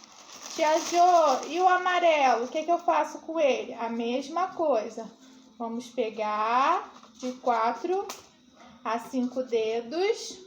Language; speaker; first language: Portuguese; native; Portuguese